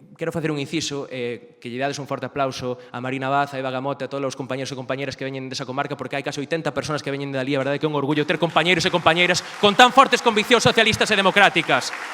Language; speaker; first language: Galician; native; Galician